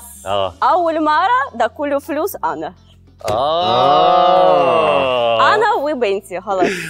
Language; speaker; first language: Arabic; non-native, learner; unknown